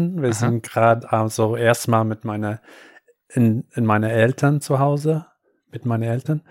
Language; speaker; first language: German; non-native, fluent; English